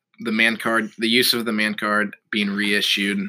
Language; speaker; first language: English; native; English